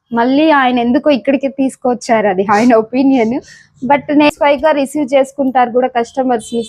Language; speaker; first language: Telugu; native; Telugu